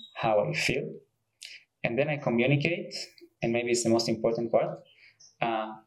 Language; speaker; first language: English; non-native, fluent; Hebrew